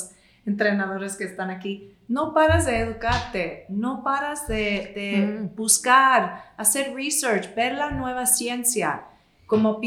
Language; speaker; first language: Spanish; non-native, fluent; English